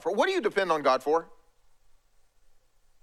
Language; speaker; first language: English; native; English